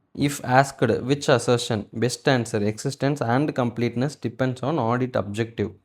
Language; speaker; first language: English; non-native, local second language; Tamil